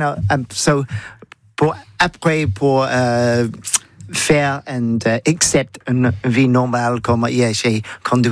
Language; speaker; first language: French; non-native, learner; English